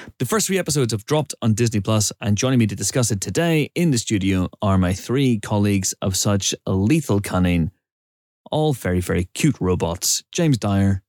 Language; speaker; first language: English; native; English